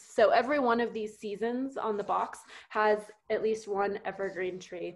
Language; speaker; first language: English; native; English